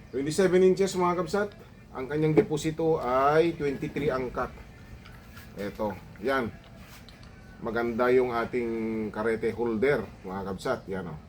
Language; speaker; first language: Filipino; non-native, local second language; Iloko